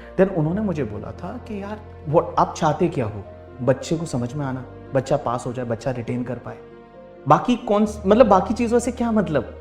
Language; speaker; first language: Hindi; native; Hindi